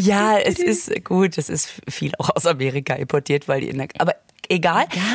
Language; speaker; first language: German; native; German